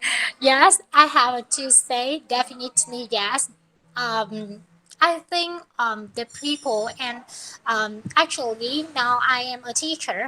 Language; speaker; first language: English; non-native, learner; Vietnamese